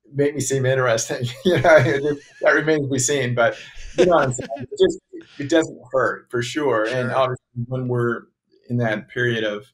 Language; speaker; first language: English; native; English